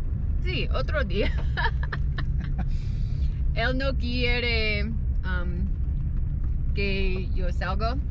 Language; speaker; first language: Spanish; non-native, learner; English